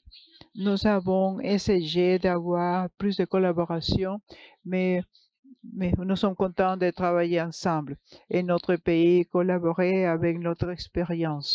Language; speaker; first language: French; non-native, fluent; English